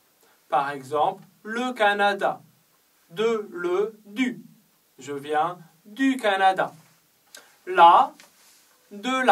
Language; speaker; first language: French; non-native, fluent; Chinese